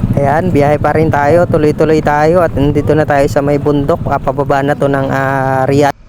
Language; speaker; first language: Filipino; native; Filipino